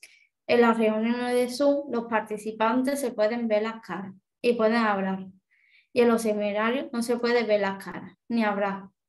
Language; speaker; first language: Spanish; native; Spanish